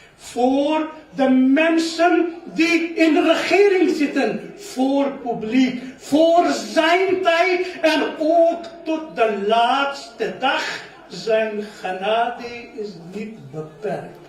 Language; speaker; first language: Dutch; non-native, fluent; Urdu